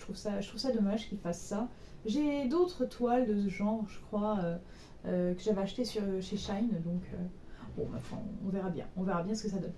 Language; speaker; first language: French; native; French